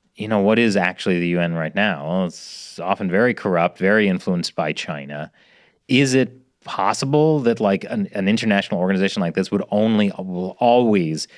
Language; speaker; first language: English; native; English